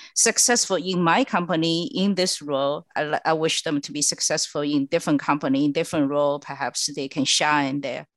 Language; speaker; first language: English; non-native, fluent; Chinese